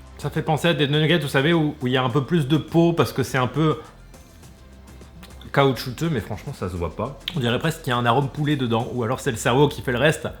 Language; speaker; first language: French; native; French